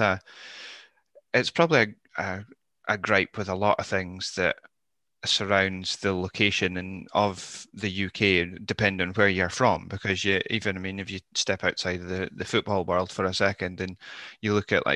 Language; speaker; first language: English; native; English